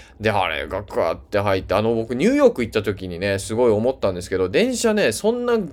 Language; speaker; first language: Japanese; native; Japanese